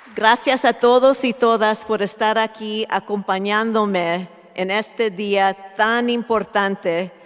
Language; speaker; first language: Spanish; early bilingual, heritage; Spanish